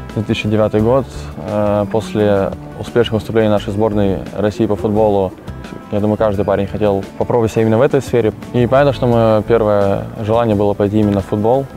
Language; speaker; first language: Russian; native; Russian